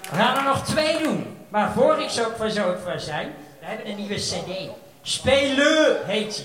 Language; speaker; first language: Dutch; native; Dutch